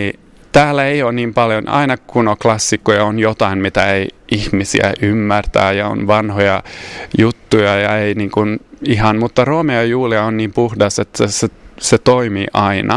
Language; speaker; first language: Finnish; non-native, local second language; Swedish